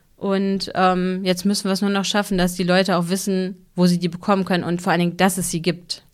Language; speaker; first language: German; native; German